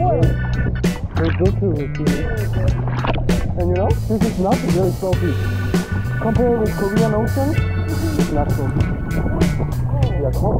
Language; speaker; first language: English; non-native, learner; Korean